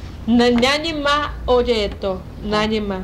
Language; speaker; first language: Spanish; early bilingual, heritage; Spanish